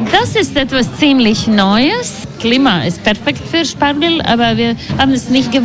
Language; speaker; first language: German; non-native, learner; Latvian